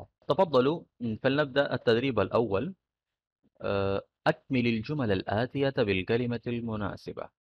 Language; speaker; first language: Arabic; non-native, fluent; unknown